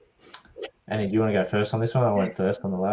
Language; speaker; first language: English; native; English